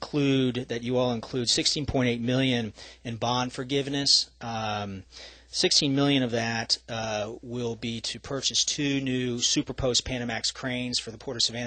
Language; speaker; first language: English; native; English